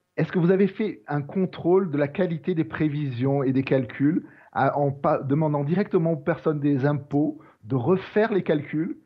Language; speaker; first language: French; non-native, fluent; Portuguese